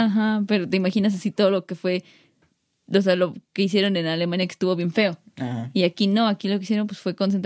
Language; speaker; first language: Spanish; native; Spanish